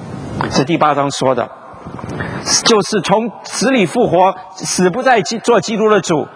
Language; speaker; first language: Chinese; native; Chinese